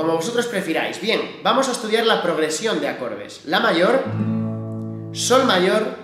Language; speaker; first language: Spanish; native; Spanish